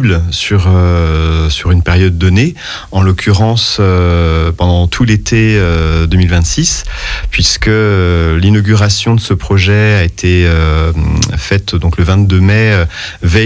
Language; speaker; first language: French; native; French